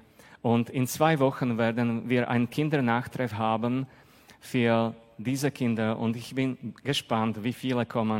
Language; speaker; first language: German; non-native, fluent; Slovak